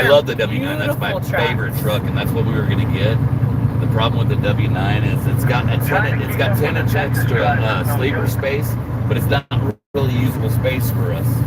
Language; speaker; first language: English; native; English